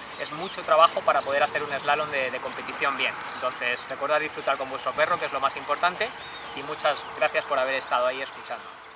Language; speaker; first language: Spanish; native; Spanish